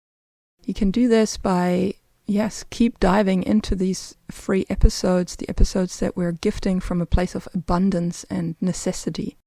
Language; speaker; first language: English; native; English